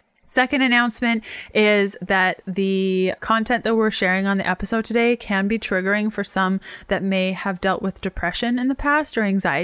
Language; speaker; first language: English; native; English